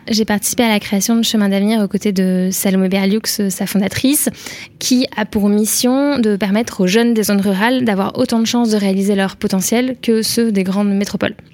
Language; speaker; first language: French; native; French